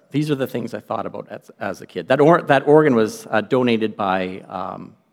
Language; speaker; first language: English; native; English